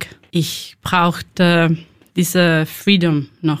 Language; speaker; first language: German; non-native, learner; Spanish